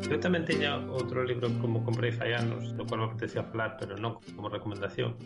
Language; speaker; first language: Galician; non-native, local second language; Spanish